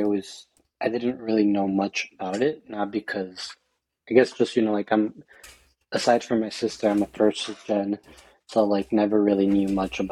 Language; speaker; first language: English; native; English